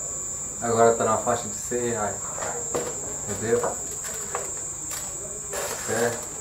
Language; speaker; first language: Portuguese; native; Portuguese